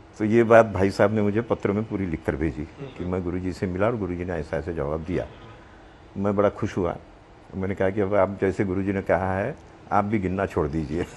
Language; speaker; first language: Hindi; non-native, local second language; Marwari